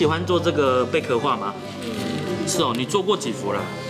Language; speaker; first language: Chinese; native; Chinese